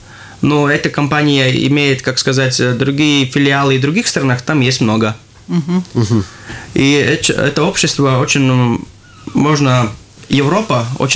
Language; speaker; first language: Russian; non-native, local second language; Latvian